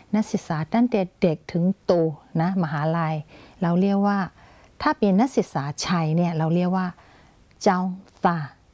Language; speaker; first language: Thai; non-native, fluent; Burmese